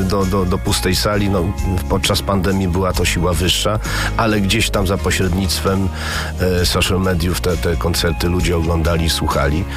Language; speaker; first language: Polish; native; Polish